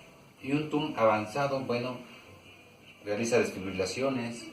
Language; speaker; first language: Spanish; native; Spanish